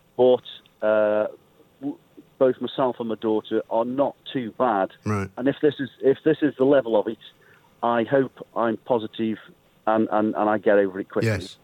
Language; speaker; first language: English; native; English